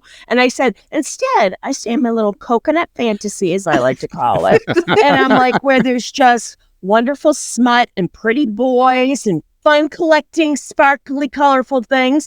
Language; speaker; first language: English; native; English